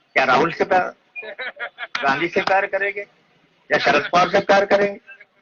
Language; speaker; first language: Hindi; non-native, local second language; Marathi